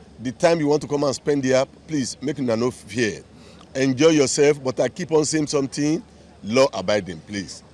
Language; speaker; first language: Nigerian Pidgin; non-native, local second language; Yoruba